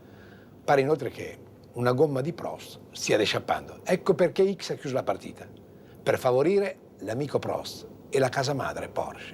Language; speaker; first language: Italian; native; Italian